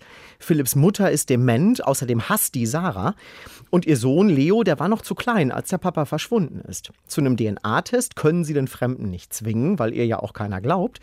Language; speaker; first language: German; native; German